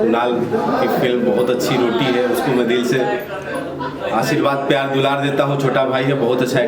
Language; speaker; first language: Hindi; native; Hindi